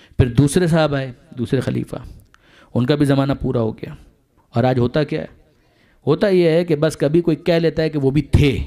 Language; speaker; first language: Urdu; non-native, local second language; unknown